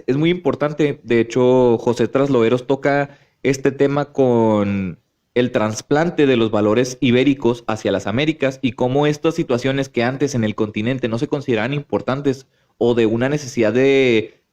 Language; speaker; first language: Spanish; native; Spanish